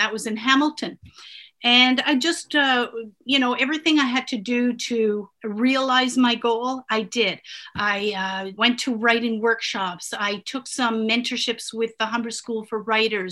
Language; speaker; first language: English; non-native, fluent; Italian